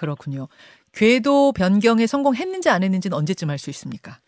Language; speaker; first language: Korean; native; Korean